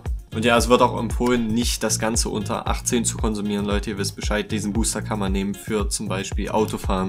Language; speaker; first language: German; native; German